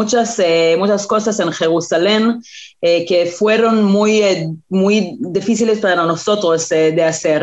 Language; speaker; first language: Spanish; non-native, fluent; Hebrew